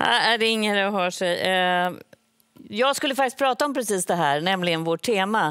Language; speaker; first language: Swedish; native; Swedish